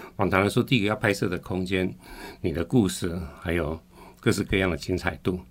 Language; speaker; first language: Chinese; native; Chinese